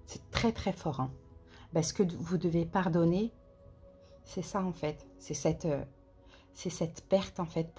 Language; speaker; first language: French; native; French